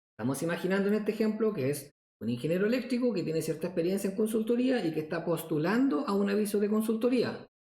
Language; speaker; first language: Spanish; native; Spanish